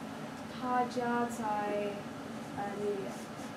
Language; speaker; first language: Chinese; non-native, learner; English